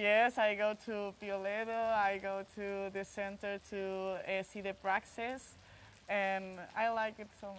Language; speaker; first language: English; non-native, learner; Spanish